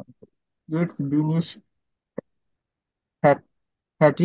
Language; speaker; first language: German; non-native, learner; Bangla